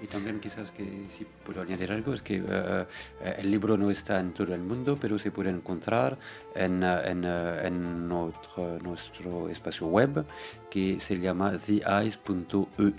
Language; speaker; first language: Spanish; non-native, fluent; French